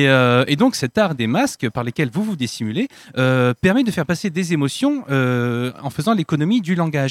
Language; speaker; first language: French; native; French